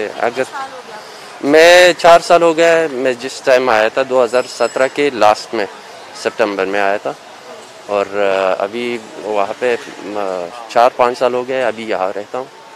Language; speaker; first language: Hindi; non-native, fluent; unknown